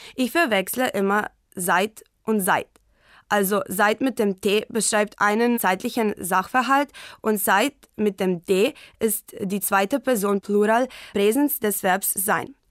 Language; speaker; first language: German; non-native, fluent; Croatian